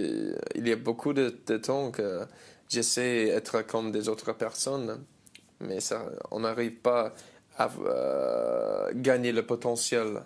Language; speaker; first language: French; non-native, learner; English